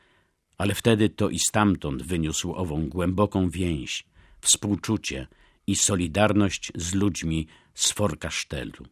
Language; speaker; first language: Polish; native; Polish